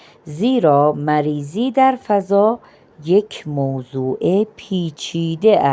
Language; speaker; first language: Persian; non-native, fluent; Urdu